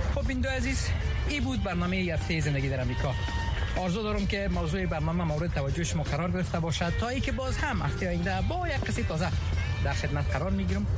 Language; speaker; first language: Persian; native; Persian